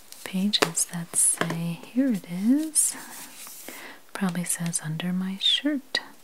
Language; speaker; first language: English; native; English